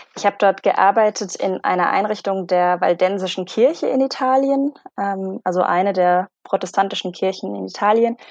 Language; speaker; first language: German; native; German